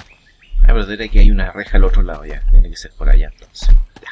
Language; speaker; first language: Spanish; native; Spanish